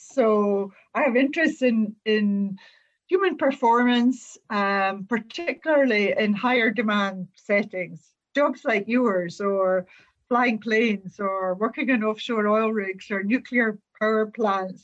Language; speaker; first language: English; native; English